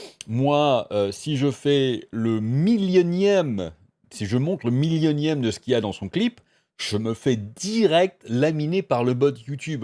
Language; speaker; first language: French; native; French